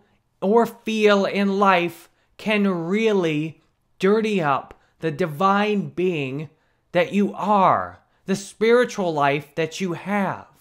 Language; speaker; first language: English; native; English